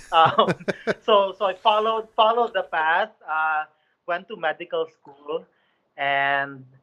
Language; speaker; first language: English; non-native, local second language; Cebuano